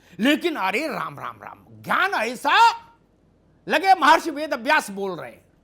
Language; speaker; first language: Hindi; native; Hindi